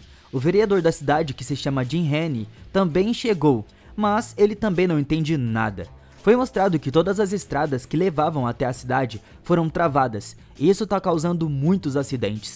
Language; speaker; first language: Portuguese; native; Portuguese